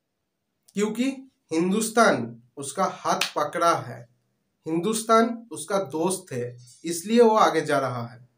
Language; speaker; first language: Hindi; non-native, local second language; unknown